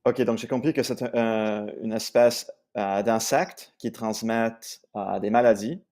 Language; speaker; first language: French; non-native, fluent; English